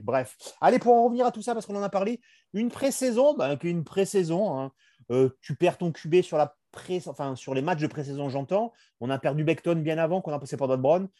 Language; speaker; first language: French; native; French